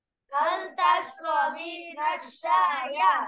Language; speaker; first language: Arabic; non-native, learner; Bangla